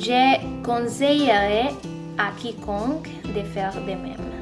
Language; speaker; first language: French; non-native, learner; Spanish